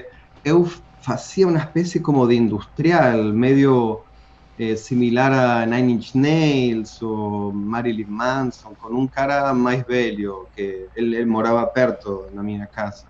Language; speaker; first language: Portuguese; non-native, learner; Spanish